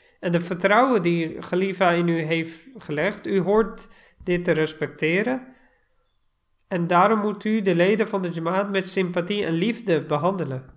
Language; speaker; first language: Dutch; non-native, fluent; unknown